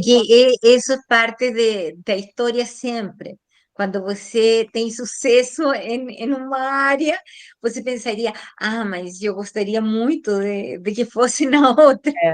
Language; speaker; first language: Portuguese; non-native, fluent; Spanish